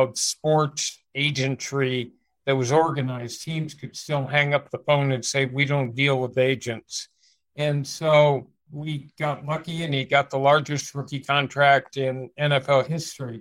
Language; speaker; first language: English; native; English